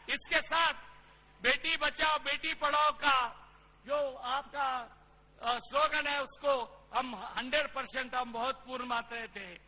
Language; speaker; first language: Hindi; non-native, local second language; Kannada